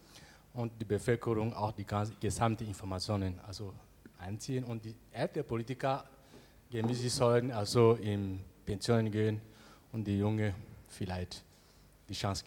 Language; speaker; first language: German; non-native, learner; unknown